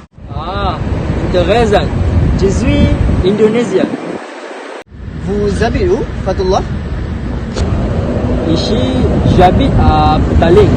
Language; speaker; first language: French; non-native, learner; Malay